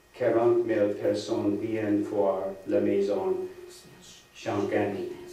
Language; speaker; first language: French; non-native, learner; English